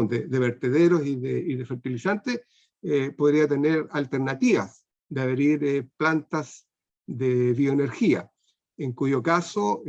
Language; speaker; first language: Spanish; non-native, fluent; Portuguese